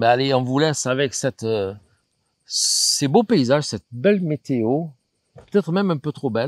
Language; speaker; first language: French; native; French